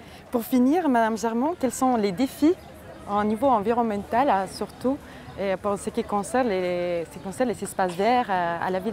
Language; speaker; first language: French; native; French